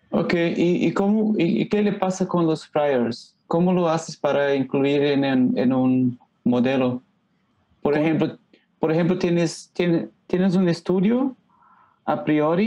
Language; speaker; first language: Spanish; non-native, learner; Portuguese